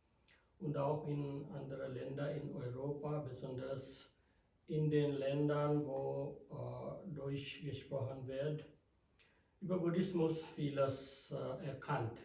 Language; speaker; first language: German; non-native, fluent; Sinhala